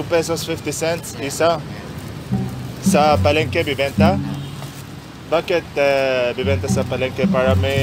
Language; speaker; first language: Filipino; non-native, learner; Arabic